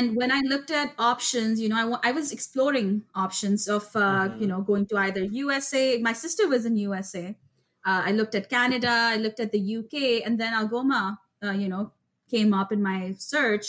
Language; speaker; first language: English; non-native, local second language; Urdu